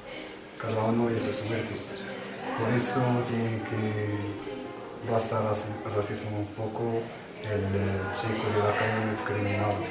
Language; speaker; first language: Spanish; non-native, learner; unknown